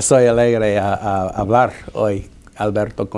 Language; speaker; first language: Spanish; non-native, fluent; English